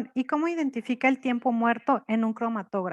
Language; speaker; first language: Spanish; native; Spanish